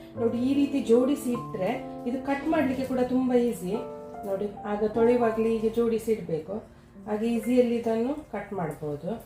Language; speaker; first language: Kannada; non-native, local second language; Konkani